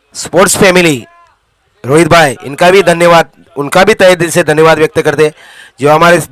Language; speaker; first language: Hindi; non-native, local second language; Marathi